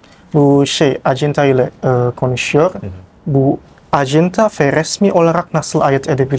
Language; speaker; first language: Turkish; non-native, learner; Indonesian